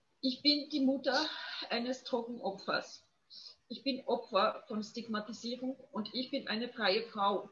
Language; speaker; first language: German; non-native, fluent; Polish